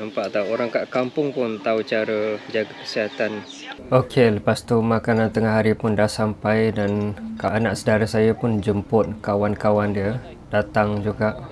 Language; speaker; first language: Malay; non-native, fluent; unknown